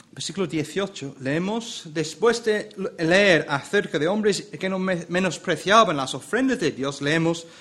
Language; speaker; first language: Spanish; non-native, fluent; English